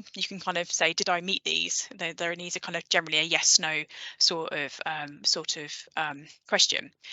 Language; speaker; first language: English; native; English